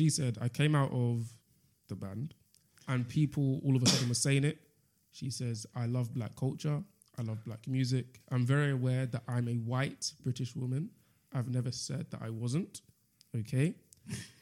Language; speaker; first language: English; native; English